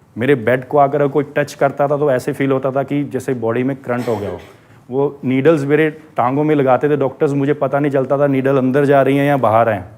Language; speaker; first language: Hindi; non-native, local second language; Punjabi